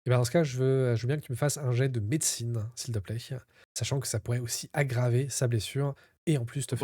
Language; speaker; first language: French; native; French